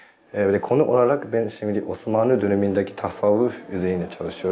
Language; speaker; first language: Turkish; non-native, learner; Japanese